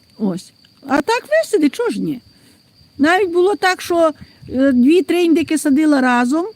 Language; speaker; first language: Ukrainian; native; Ukrainian